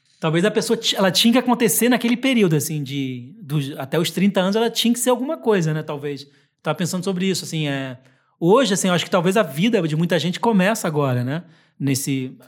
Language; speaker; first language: Portuguese; early bilingual, heritage; Portuguese